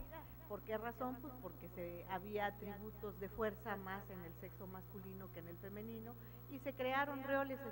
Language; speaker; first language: Spanish; native; Spanish